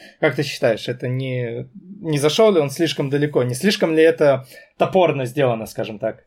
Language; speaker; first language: Russian; native; Russian